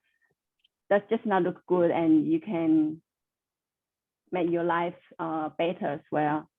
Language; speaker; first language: English; non-native, learner; Chinese